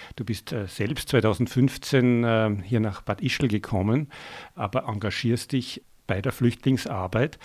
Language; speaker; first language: German; native; German